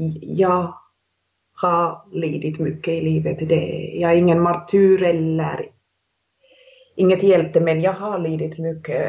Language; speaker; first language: Swedish; non-native, local second language; Finnish